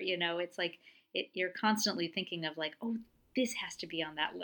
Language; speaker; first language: English; native; English